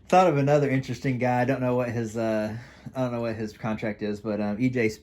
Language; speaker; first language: English; native; English